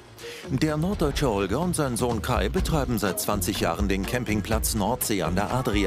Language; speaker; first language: German; native; German